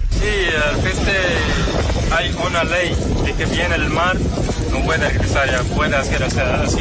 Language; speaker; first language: Spanish; non-native, learner; Arabic